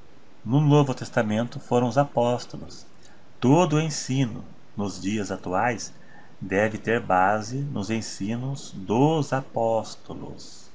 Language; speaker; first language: Portuguese; native; Portuguese